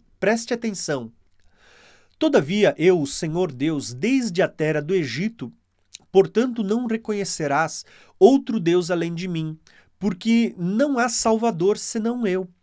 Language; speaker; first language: Portuguese; native; Portuguese